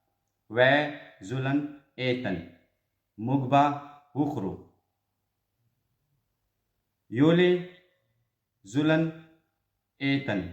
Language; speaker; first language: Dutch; non-native, fluent; Pashto